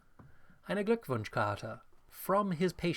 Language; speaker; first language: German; non-native, fluent; English